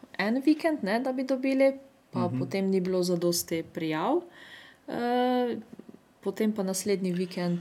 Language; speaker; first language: Slovenian; native; Slovenian